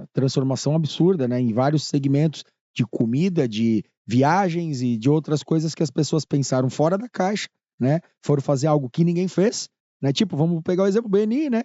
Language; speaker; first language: Portuguese; native; Portuguese